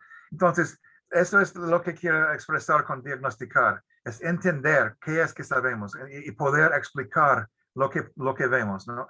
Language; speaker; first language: Spanish; non-native, fluent; English